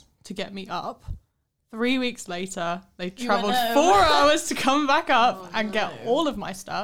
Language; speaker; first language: English; native; English